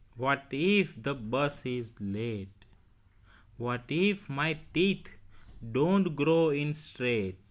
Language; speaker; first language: English; non-native, local second language; Hindi